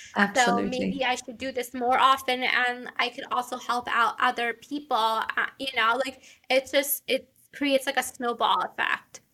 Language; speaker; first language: English; early bilingual, other home language; Italian